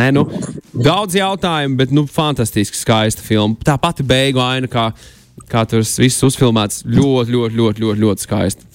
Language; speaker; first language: Latvian; native; Latvian